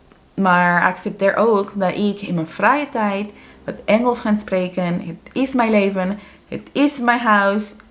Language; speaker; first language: Dutch; non-native, fluent; Spanish